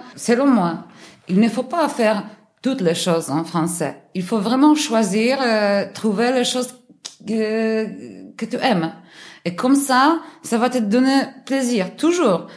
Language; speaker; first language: French; non-native, learner; Polish